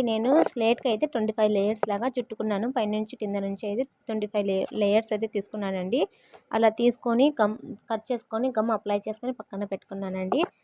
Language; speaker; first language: Telugu; non-native, local second language; Urdu